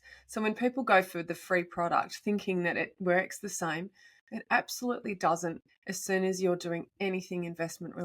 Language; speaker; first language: English; native; English